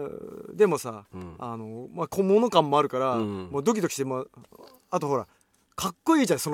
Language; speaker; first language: Japanese; native; Japanese